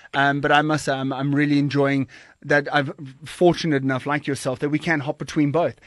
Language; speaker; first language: English; native; English